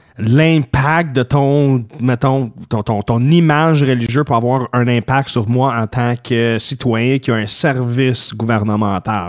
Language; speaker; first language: French; native; French